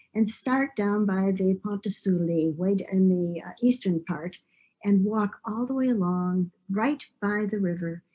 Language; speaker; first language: English; native; English